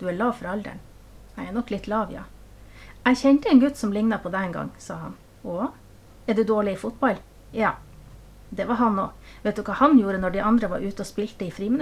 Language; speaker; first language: Norwegian; native; Norwegian